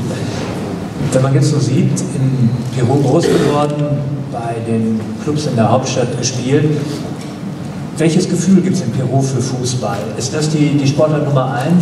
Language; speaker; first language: German; native; German